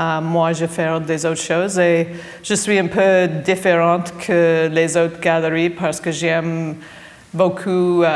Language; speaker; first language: French; non-native, fluent; English